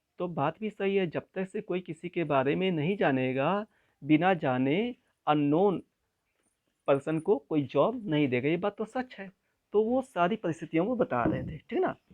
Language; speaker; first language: Hindi; native; Hindi